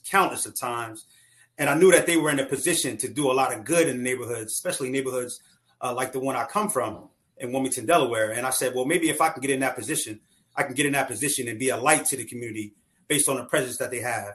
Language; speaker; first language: English; native; English